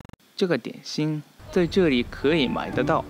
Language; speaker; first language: Chinese; native; Chinese